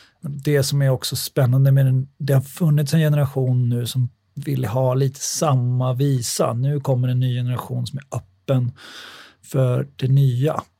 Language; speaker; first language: Swedish; native; Swedish